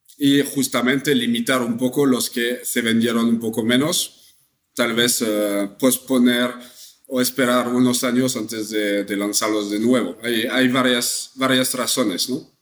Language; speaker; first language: Spanish; non-native, fluent; French